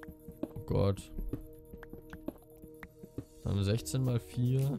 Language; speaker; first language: German; native; German